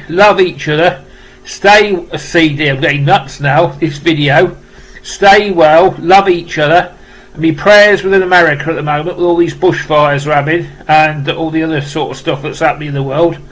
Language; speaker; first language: English; native; English